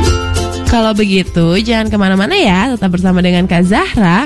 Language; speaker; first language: Indonesian; native; Indonesian